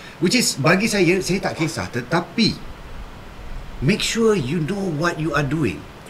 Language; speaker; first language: English; non-native, local second language; Malay